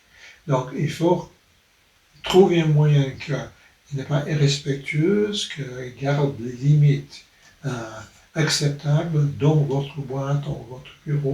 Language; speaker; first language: French; non-native, fluent; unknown